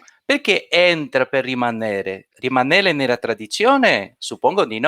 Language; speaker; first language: Italian; non-native, fluent; Portuguese